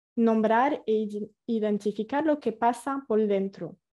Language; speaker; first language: Spanish; non-native, fluent; French